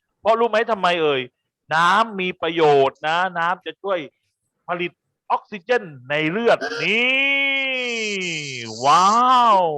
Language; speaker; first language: Thai; native; Thai